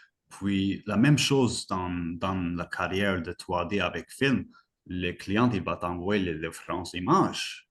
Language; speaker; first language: French; non-native, fluent; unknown